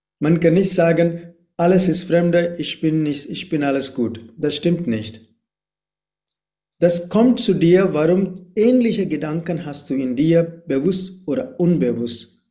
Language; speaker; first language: German; non-native, fluent; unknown